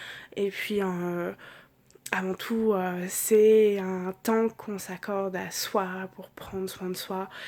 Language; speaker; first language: French; native; French